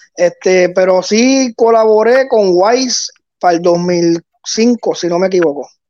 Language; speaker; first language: Spanish; native; Spanish